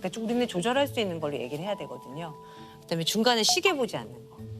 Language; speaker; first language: Korean; native; Korean